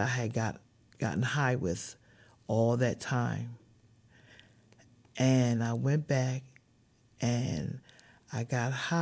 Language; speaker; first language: English; native; English